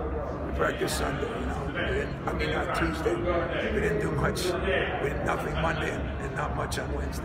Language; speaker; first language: English; native; English